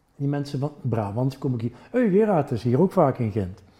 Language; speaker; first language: Dutch; non-native, local second language; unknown